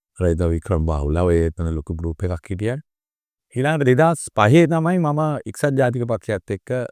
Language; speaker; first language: Sinhala; non-native, local second language; Tamil